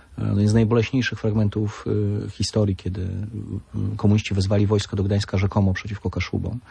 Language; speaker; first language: Polish; native; Polish